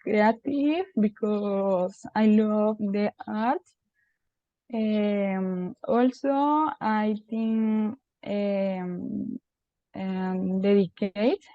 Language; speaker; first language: English; non-native, learner; Spanish